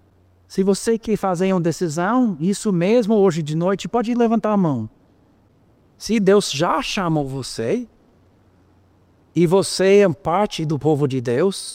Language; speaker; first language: Portuguese; non-native, fluent; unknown